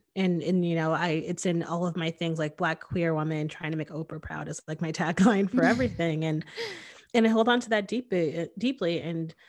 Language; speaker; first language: English; native; English